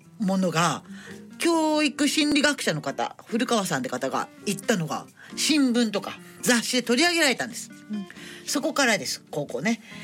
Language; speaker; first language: Japanese; native; Japanese